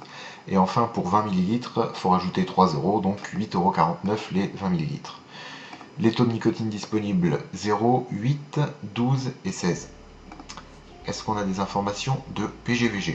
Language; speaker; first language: French; native; French